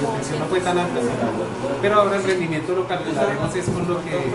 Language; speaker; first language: Spanish; native; Spanish